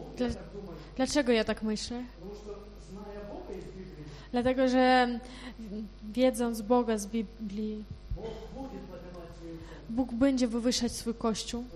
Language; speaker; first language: Polish; non-native, fluent; Ukrainian